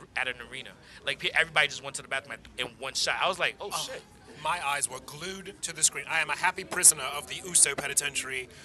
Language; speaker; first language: English; native; English